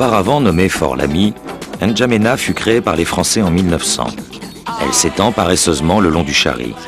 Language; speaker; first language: French; native; French